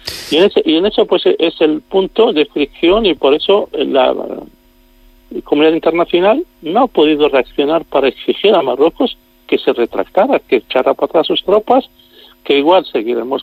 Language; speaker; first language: Spanish; non-native, local second language; Arabic